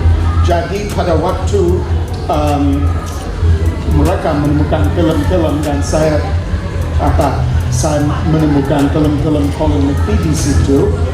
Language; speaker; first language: Indonesian; non-native, fluent; English